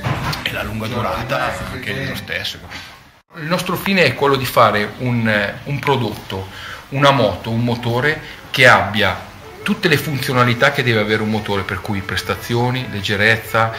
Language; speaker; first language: Italian; native; Italian